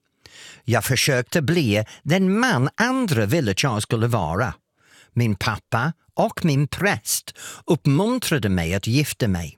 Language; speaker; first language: Swedish; non-native, fluent; English